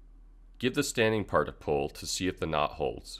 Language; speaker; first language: English; native; English